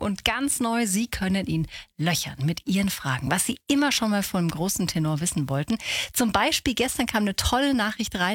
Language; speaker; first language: German; native; German